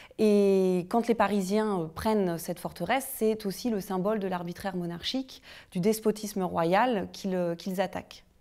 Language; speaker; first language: French; native; French